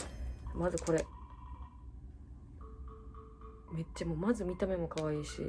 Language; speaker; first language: Japanese; native; Japanese